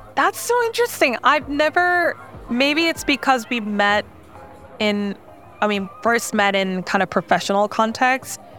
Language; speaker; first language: English; non-native, fluent; Korean